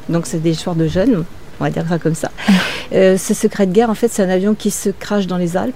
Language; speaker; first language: French; native; French